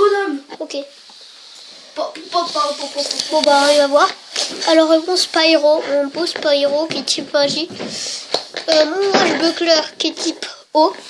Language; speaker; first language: French; native; French